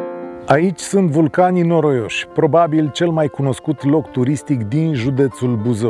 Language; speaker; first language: Romanian; native; Romanian